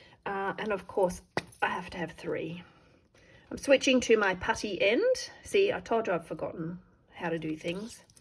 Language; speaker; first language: English; native; English